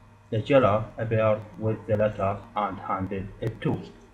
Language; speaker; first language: English; non-native, fluent; Arabic